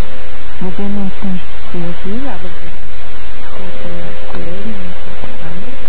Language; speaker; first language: German; non-native, fluent; Portuguese